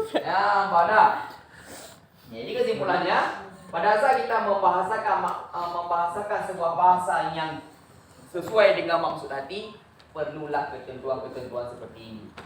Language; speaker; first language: Malay; non-native, local second language; Achinese